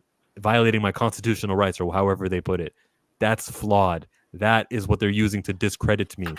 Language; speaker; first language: English; native; English